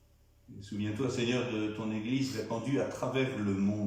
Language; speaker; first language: French; native; French